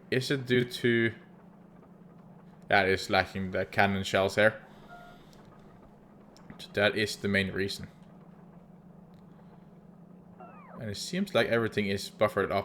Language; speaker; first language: English; non-native, fluent; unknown